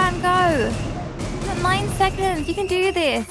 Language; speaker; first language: English; native; English